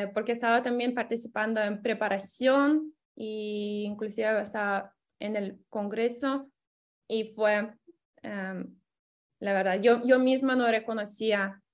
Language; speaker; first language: Spanish; non-native, fluent; Lithuanian